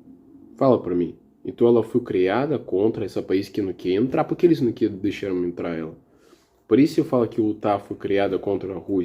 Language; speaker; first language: Portuguese; non-native, learner; Russian